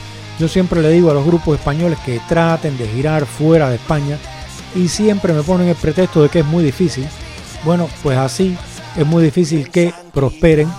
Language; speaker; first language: Spanish; native; Spanish